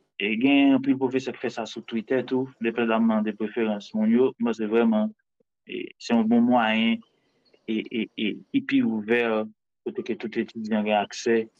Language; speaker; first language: French; non-native, local second language; Haitian Creole